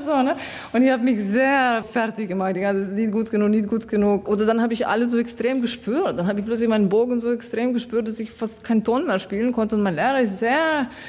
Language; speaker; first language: German; non-native, fluent; Slovenian